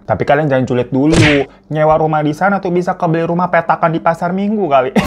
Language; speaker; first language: Indonesian; native; Indonesian